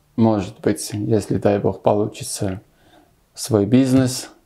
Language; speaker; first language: Russian; non-native, local second language; Armenian